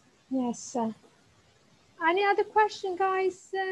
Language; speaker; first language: English; non-native, fluent; Italian